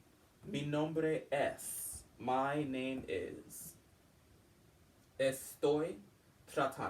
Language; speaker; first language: Spanish; non-native, learner; English